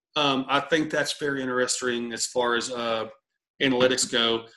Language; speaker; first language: English; native; English